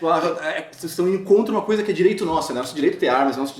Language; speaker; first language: Portuguese; native; Portuguese